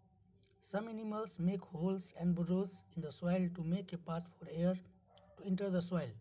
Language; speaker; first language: English; non-native, local second language; Hindi